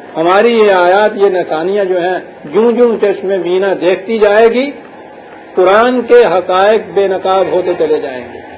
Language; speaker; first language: Urdu; native; Urdu